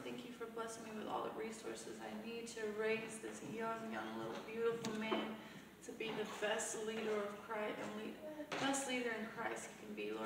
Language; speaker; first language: English; early bilingual, other home language; Spanish